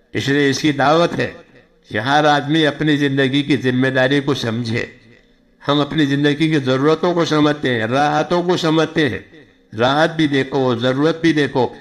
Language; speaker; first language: Urdu; non-native, local second language; Gujarati